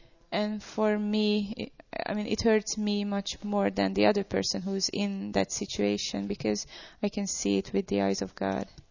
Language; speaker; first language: English; non-native, fluent; Hungarian